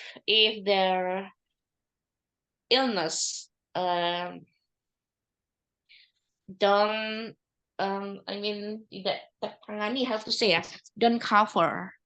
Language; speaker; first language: English; non-native, learner; Indonesian